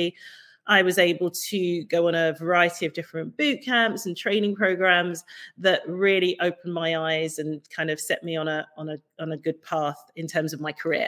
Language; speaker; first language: English; native; English